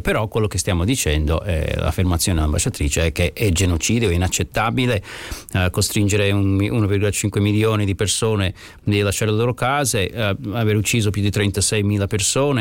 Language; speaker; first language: Italian; non-native, fluent; English